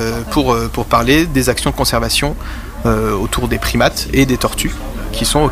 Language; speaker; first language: French; native; French